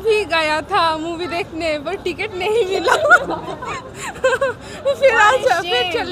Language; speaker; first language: Hindi; non-native, learner; Bangla